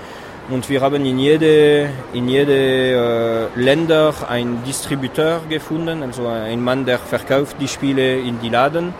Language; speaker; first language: German; non-native, fluent; French